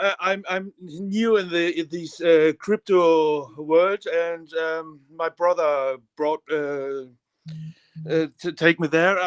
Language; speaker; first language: English; non-native, learner; German